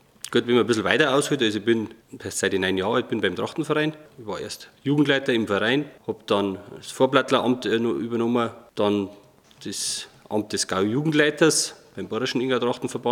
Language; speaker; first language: German; native; German